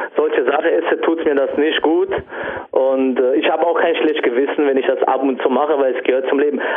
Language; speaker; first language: German; non-native, fluent; Italian